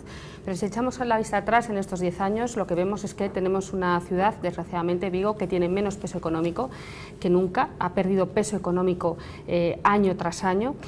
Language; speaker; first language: Spanish; native; Spanish